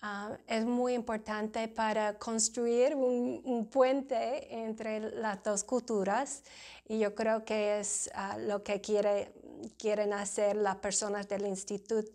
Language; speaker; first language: Spanish; non-native, fluent; English